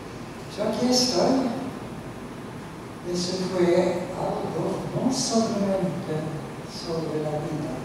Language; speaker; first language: Spanish; non-native, fluent; Norwegian